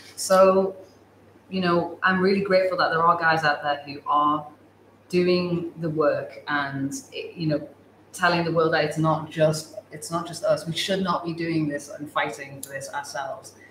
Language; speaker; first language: English; native; English